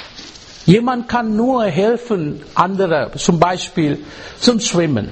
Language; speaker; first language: German; non-native, learner; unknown